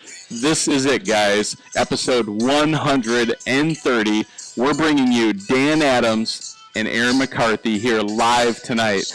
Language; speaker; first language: English; native; English